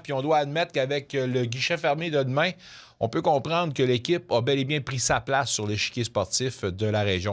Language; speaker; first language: French; native; French